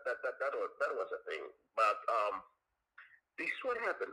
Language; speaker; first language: English; non-native, local second language; Tongan